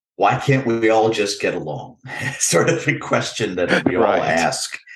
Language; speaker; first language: English; native; English